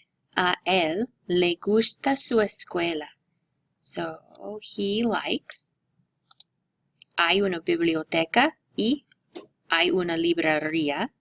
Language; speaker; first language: Spanish; non-native, fluent; English